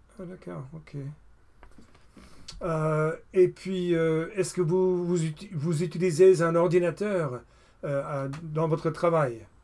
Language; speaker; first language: French; non-native, fluent; English